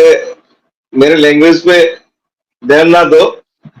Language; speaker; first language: Hindi; non-native, learner; Bangla